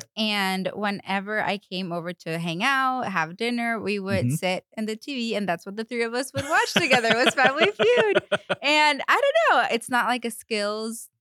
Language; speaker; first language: English; non-native, fluent; Spanish